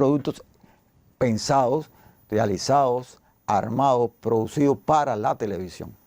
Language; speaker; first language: Spanish; native; Spanish